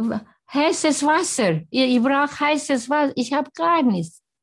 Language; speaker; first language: German; non-native, learner; Hungarian